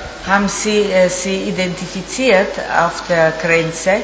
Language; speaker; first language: German; non-native, fluent; Italian